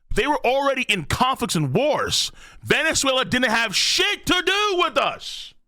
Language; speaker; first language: English; native; English